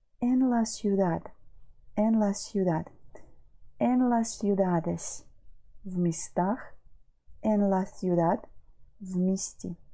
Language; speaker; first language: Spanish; non-native, fluent; Ukrainian